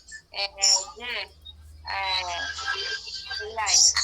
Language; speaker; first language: English; non-native, learner; Spanish